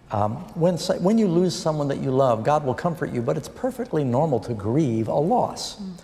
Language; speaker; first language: English; native; English